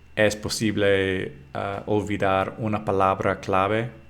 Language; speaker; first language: Spanish; non-native, fluent; English